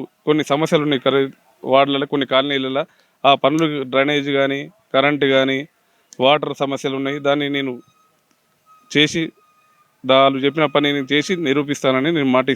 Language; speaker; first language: Telugu; native; Telugu